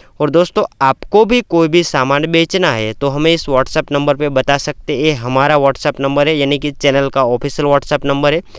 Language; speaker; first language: Hindi; non-native, local second language; Gujarati